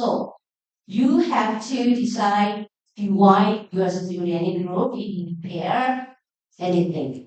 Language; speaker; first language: English; non-native, learner; Thai